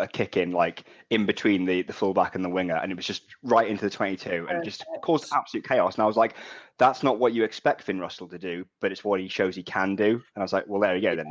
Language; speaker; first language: English; native; English